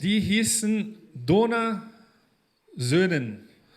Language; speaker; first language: German; non-native, fluent; Portuguese